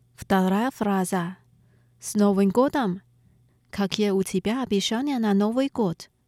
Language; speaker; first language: Russian; non-native, fluent; Chinese